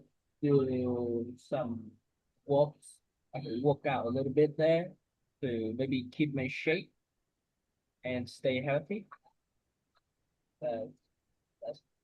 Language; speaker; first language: English; non-native, fluent; Vietnamese